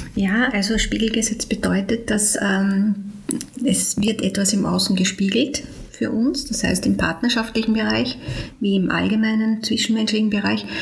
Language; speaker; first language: German; native; German